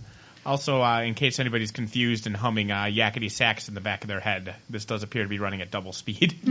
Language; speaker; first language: English; native; English